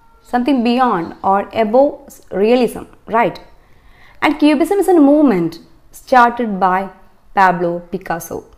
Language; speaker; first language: English; non-native, local second language; Malayalam